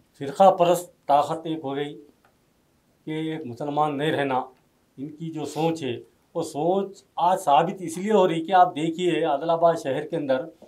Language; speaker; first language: Hindi; non-native, local second language; Urdu